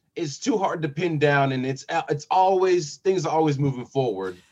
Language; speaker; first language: English; native; English